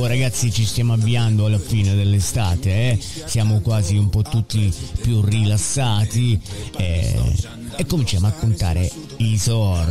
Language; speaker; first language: Italian; native; Italian